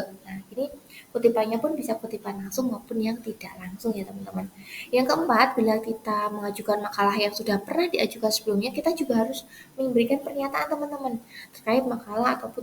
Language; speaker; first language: Indonesian; native; Indonesian